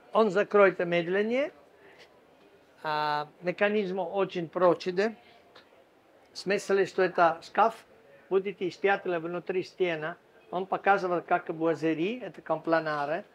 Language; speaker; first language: Russian; non-native, fluent; Italian